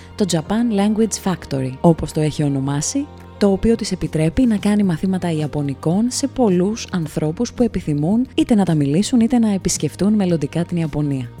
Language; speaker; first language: Greek; native; Greek